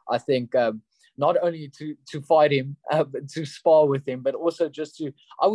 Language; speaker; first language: English; non-native, local second language; Afrikaans